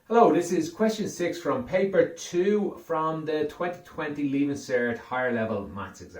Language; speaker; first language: English; native; English